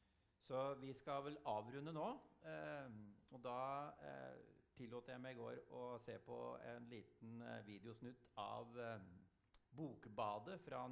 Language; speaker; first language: Norwegian; native; Norwegian